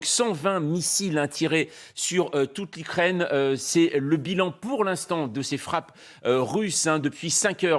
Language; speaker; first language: French; native; French